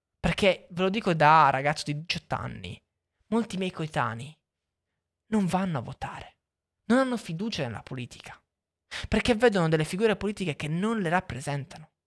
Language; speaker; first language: Italian; native; Italian